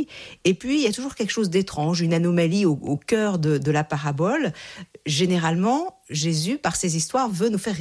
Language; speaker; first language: French; native; French